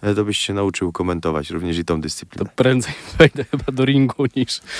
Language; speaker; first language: Polish; native; Polish